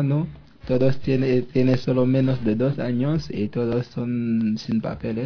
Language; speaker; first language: Spanish; non-native, learner; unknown